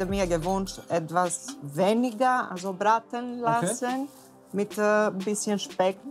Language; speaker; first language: German; non-native, fluent; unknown